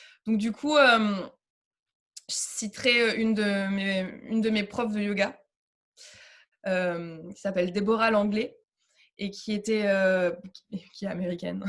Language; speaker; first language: French; native; French